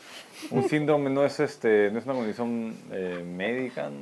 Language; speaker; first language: Spanish; native; Spanish